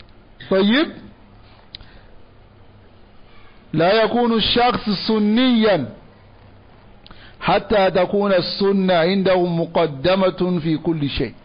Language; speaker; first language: Arabic; non-native, fluent; Dyula